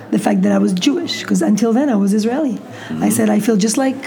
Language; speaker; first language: English; non-native, fluent; Hebrew